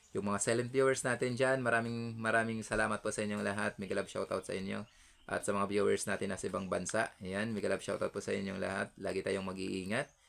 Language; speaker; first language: Filipino; non-native, local second language; Hiligaynon